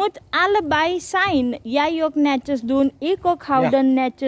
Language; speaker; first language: Dutch; non-native, learner; Hindi